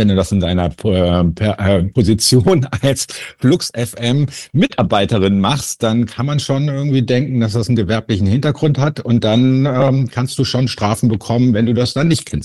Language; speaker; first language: German; native; German